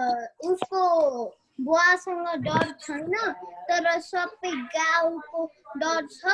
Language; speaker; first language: Nepali; early bilingual, heritage; Nepali